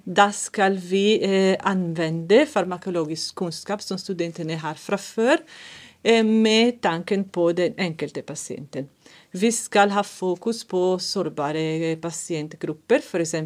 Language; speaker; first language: Norwegian; non-native, fluent; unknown